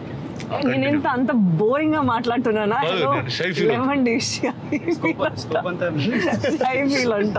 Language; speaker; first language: Telugu; non-native, fluent; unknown